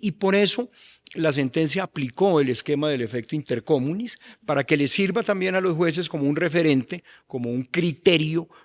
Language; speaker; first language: Spanish; native; Spanish